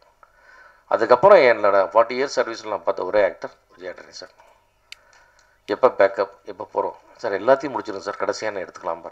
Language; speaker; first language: Tamil; native; Tamil